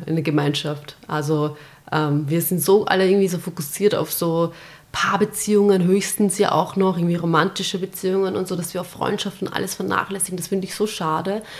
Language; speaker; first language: German; early bilingual, other home language; Bosnian